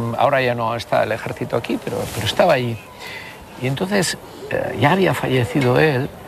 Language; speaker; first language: Spanish; native; Spanish